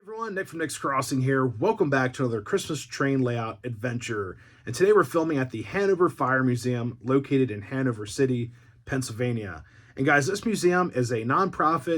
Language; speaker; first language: English; native; English